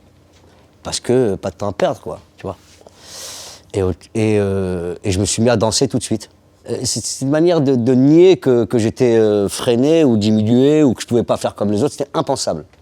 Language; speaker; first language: French; early bilingual, other home language; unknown